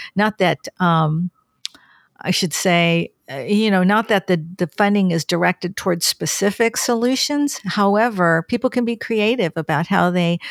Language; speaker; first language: English; native; English